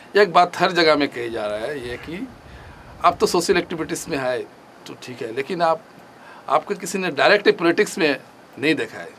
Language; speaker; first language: Hindi; non-native, local second language; Bangla